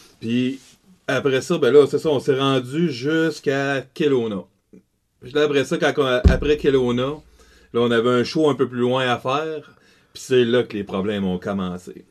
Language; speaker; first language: French; native; French